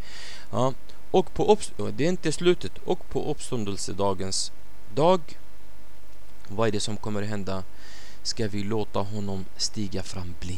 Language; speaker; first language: Swedish; non-native, fluent; Arabic